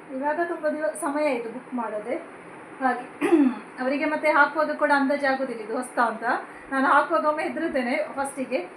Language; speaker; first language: Kannada; native; Kannada